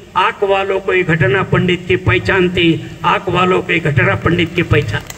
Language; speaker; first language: Hindi; non-native, local second language; Marathi